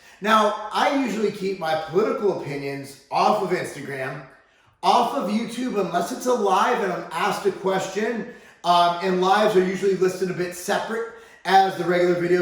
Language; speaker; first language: English; native; English